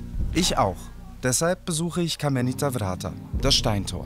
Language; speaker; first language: German; early bilingual, other home language; Croatian